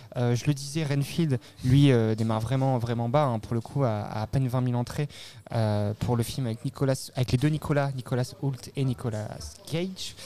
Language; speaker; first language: French; native; French